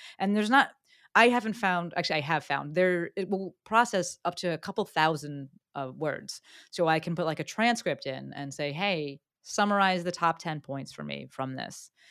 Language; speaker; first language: English; native; English